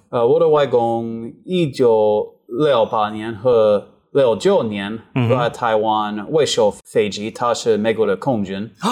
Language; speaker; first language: Chinese; non-native, learner; English